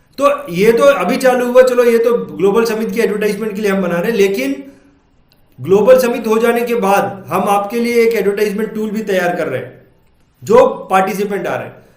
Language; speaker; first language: Hindi; native; Hindi